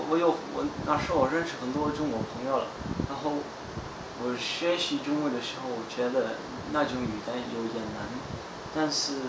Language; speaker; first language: Chinese; non-native, fluent; Dutch